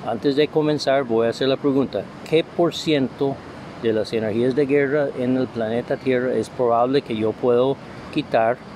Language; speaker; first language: Spanish; non-native, fluent; English